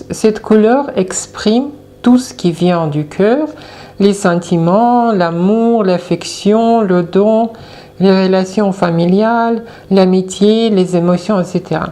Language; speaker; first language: French; non-native, fluent; Russian